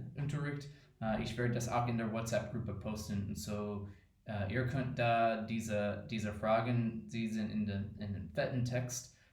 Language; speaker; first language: German; non-native, fluent; English